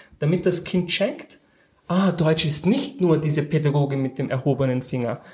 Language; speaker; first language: German; early bilingual, other home language; Turkish